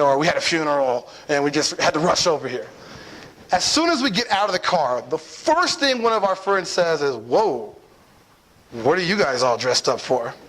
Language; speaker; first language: English; native; English